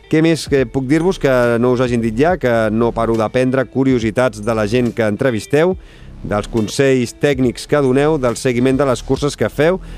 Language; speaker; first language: Catalan; native; Catalan